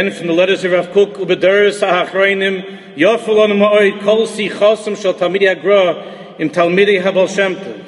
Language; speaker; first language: English; native; English